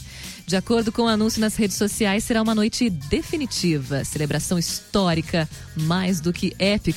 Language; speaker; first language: Portuguese; native; Portuguese